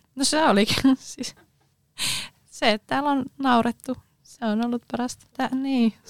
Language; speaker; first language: Finnish; native; Finnish